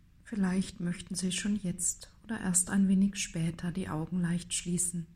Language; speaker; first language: German; native; German